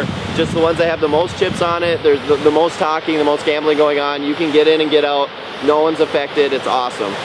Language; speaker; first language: English; native; English